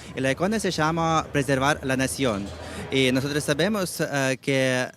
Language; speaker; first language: Spanish; non-native, learner; Ukrainian